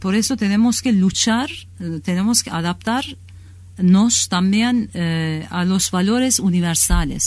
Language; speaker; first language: Spanish; non-native, learner; Kurdish